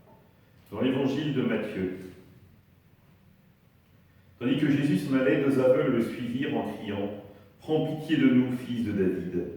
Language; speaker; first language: French; native; French